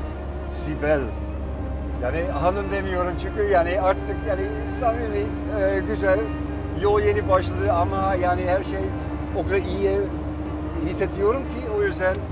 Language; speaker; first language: Turkish; non-native, fluent; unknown